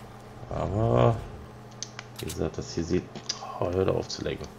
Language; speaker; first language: German; native; German